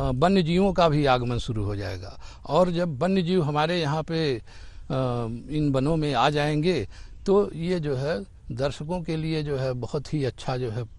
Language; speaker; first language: Hindi; native; Hindi